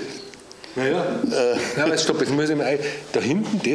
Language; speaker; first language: German; native; German